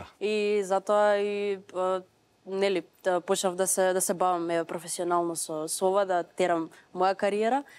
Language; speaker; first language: Macedonian; native; Macedonian